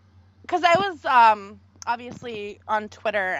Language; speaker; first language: English; native; English